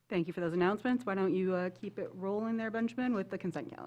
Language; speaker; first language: English; native; English